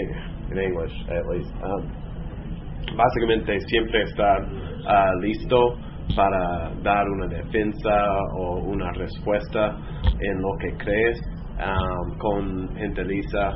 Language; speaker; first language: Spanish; non-native, fluent; English